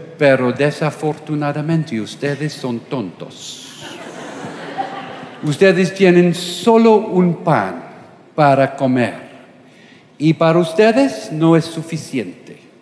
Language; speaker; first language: Spanish; non-native, learner; English